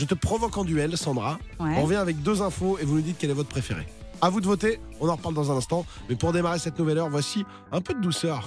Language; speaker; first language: French; native; French